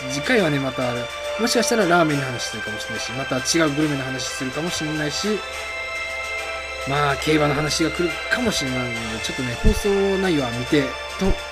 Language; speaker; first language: Japanese; native; Japanese